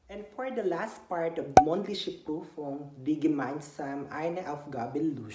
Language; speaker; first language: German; non-native, learner; Cebuano